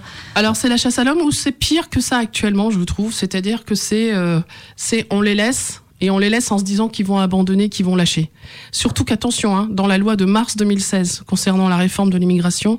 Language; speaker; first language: French; native; French